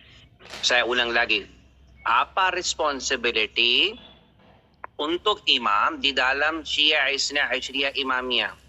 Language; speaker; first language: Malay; non-native, learner; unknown